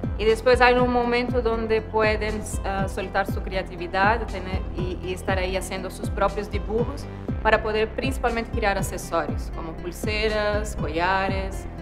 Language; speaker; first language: Spanish; non-native, fluent; Portuguese